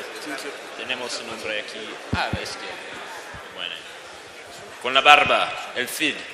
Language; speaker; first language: Spanish; non-native, learner; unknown